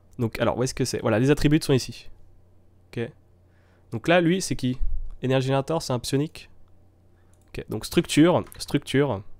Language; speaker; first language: French; native; French